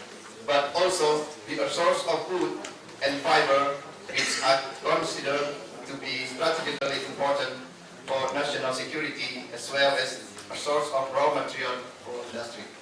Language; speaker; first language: English; non-native, local second language; Indonesian